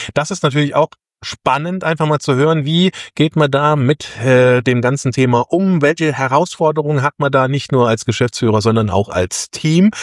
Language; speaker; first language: German; native; German